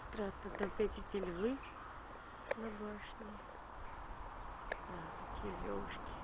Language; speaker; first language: Russian; native; Russian